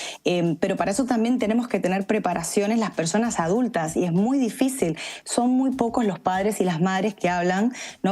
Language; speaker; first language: Spanish; native; Spanish